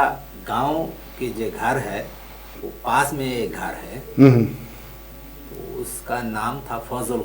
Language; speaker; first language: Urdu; early bilingual, heritage; Bangla